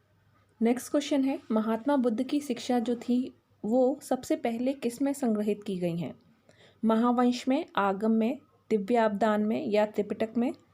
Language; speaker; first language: Hindi; native; Hindi